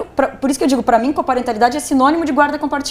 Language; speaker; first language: Portuguese; native; Portuguese